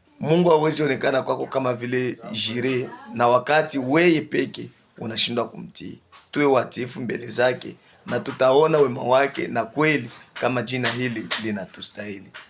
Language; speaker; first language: Swahili; native; Swahili